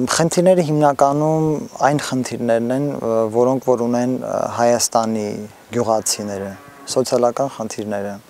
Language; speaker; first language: Armenian; non-native, local second language; Assyrian Neo-Aramaic